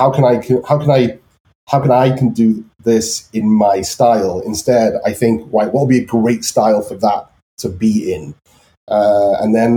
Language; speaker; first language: English; native; English